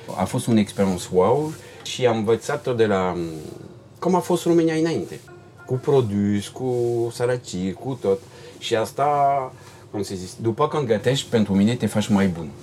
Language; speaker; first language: Romanian; non-native, learner; French